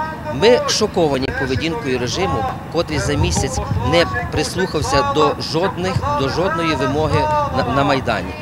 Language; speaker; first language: Ukrainian; native; Ukrainian